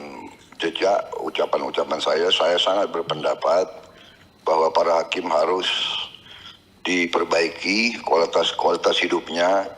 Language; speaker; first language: Indonesian; native; Indonesian